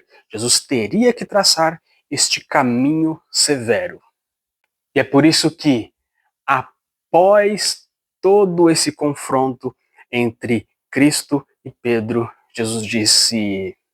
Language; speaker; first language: Portuguese; native; Portuguese